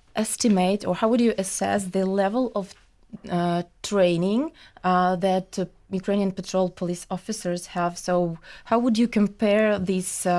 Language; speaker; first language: English; non-native, fluent; Ukrainian